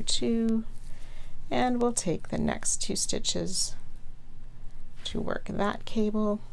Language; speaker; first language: English; native; English